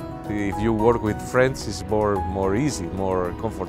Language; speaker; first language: English; non-native, fluent; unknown